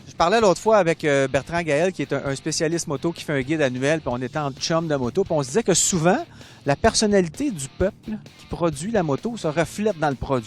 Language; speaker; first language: French; native; French